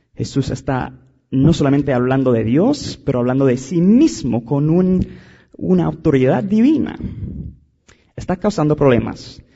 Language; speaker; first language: Spanish; non-native, fluent; English